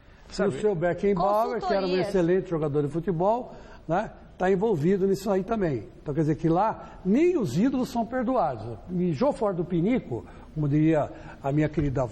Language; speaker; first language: Portuguese; native; Portuguese